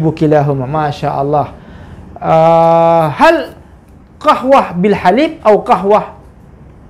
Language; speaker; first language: Arabic; non-native, fluent; Indonesian